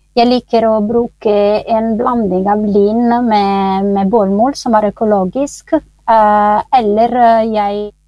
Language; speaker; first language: Norwegian; non-native, fluent; Italian